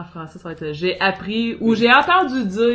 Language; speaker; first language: French; native; French